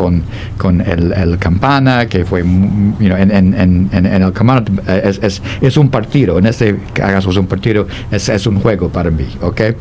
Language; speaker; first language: Spanish; non-native, fluent; English